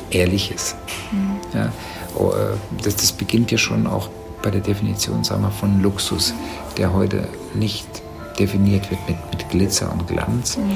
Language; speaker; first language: German; native; German